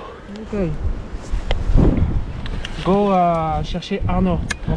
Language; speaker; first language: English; non-native, learner; French